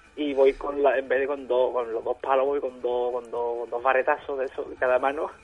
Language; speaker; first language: Spanish; non-native, fluent; German